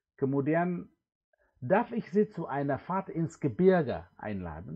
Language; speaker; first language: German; non-native, fluent; Indonesian